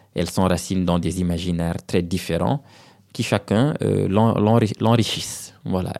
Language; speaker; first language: French; non-native, local second language; Serer